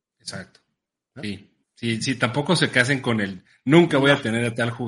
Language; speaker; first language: Spanish; native; Spanish